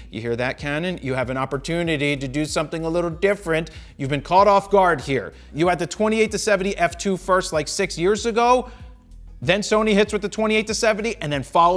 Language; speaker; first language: English; native; English